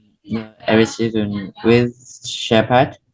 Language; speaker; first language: English; non-native, learner; Vietnamese